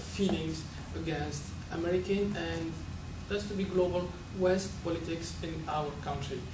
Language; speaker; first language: English; non-native, fluent; Arabic